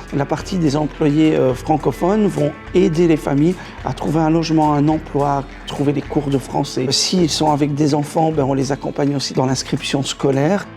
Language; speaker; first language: French; native; French